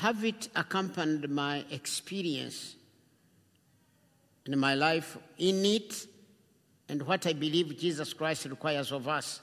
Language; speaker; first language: English; non-native, local second language; Kinyarwanda